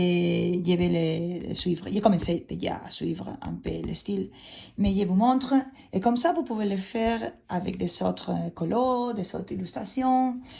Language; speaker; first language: French; non-native, fluent; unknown